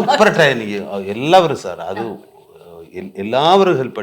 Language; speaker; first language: Tamil; non-native, learner; Malayalam